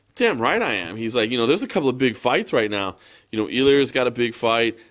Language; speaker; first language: English; native; English